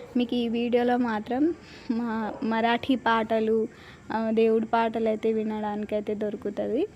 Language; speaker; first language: Telugu; non-native, local second language; Marathi